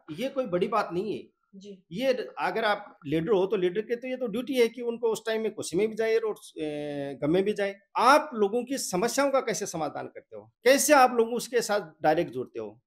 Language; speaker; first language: Hindi; native; Hindi